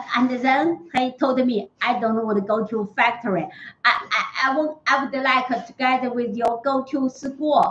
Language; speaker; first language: English; non-native, learner; Chinese